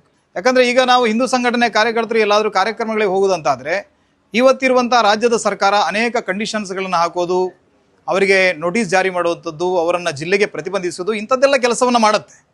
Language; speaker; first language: Kannada; native; Kannada